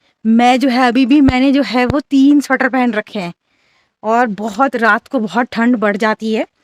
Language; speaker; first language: Hindi; native; Hindi